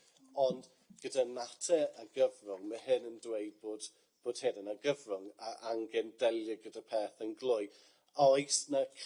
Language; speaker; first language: Welsh; non-native, fluent; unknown